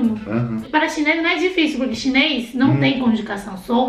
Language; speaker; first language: Portuguese; non-native, fluent; Chinese